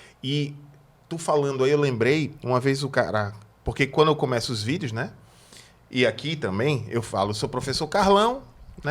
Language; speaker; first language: Portuguese; native; Portuguese